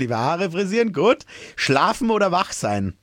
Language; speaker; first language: German; native; German